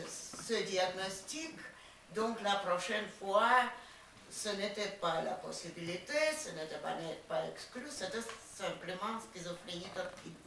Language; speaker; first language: French; non-native, fluent; Russian